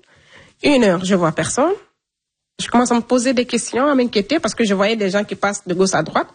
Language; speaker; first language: French; non-native, local second language; Fula